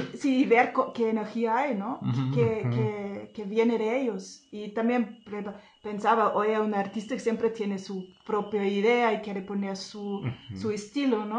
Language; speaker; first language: Spanish; non-native, fluent; German